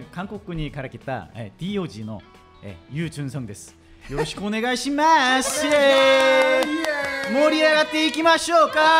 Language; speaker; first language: Japanese; non-native, learner; Korean